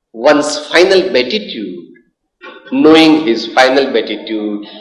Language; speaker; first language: English; non-native, local second language; Gujarati